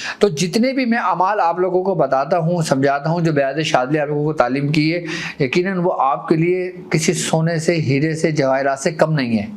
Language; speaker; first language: Urdu; native; Urdu